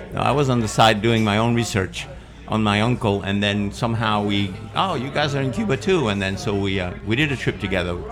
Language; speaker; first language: English; non-native, fluent; Spanish